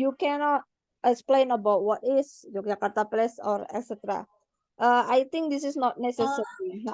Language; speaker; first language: English; non-native, learner; Indonesian